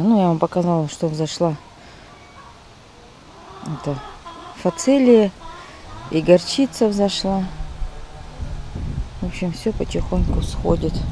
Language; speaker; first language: Russian; native; Russian